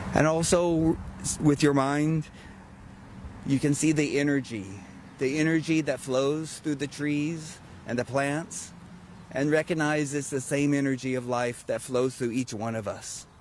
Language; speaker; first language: English; native; English